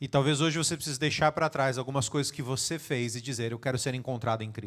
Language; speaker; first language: Portuguese; native; Portuguese